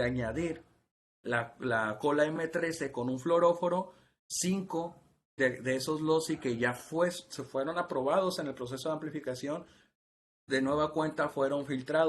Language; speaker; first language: Spanish; native; Spanish